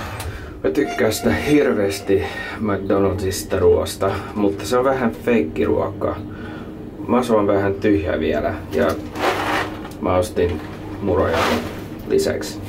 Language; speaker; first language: Finnish; non-native, learner; English